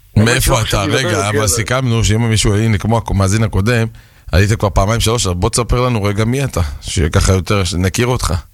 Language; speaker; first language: Hebrew; native; Hebrew